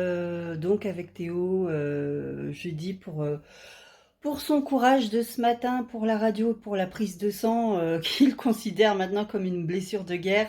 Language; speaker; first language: French; native; French